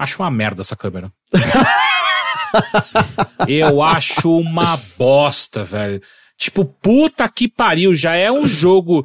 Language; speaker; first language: Portuguese; native; Portuguese